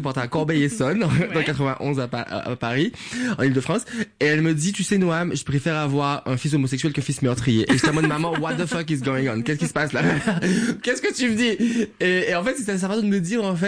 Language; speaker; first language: French; non-native, local second language; Guadeloupean Creole French